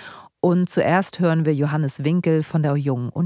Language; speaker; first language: German; native; German